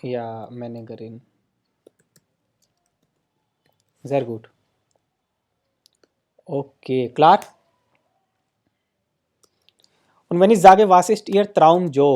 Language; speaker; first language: German; non-native, fluent; Hindi